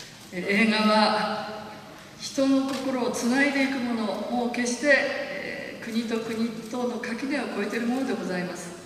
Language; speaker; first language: Japanese; native; Japanese